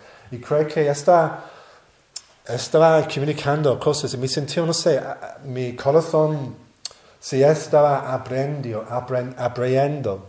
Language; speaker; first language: Spanish; non-native, learner; English